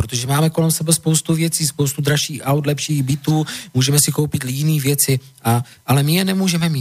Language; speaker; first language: Czech; native; Czech